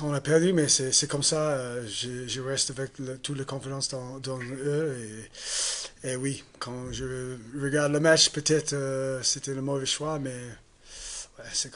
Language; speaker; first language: French; non-native, learner; English